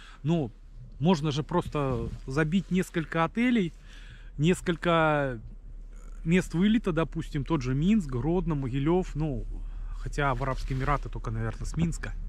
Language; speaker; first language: Russian; native; Russian